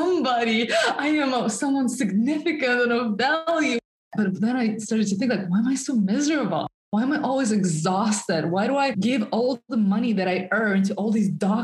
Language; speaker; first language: English; non-native, fluent; Russian